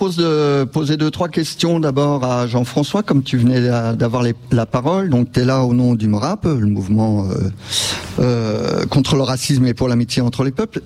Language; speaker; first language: French; native; French